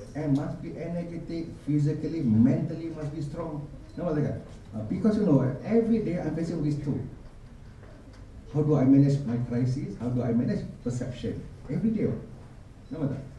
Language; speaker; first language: English; non-native, local second language; Malay